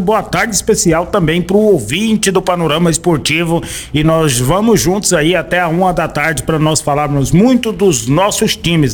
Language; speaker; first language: Portuguese; native; Portuguese